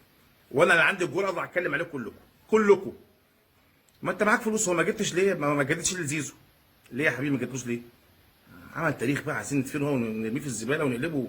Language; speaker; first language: Arabic; native; Arabic